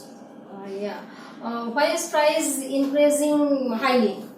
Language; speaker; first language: English; non-native, learner; Bangla